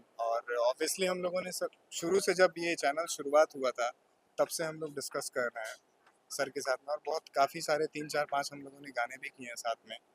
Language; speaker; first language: Hindi; native; Hindi